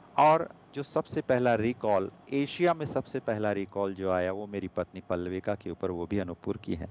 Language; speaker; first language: Hindi; non-native, local second language; Gujarati